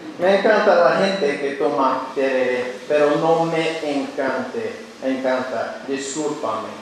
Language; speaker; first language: Spanish; non-native, learner; English